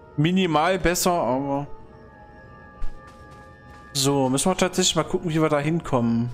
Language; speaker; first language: German; native; German